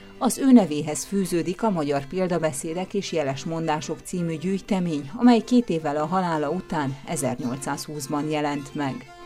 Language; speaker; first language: Hungarian; native; Hungarian